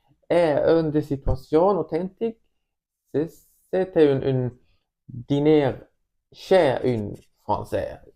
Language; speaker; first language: French; non-native, learner; Swedish